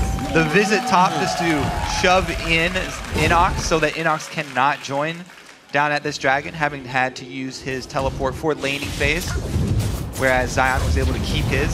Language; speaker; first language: English; native; English